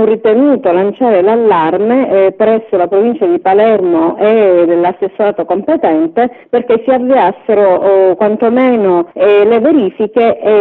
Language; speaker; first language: Italian; native; Italian